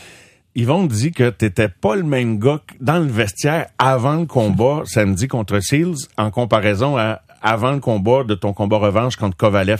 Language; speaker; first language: French; native; French